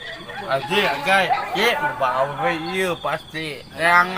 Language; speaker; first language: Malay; non-native, local second language; Sundanese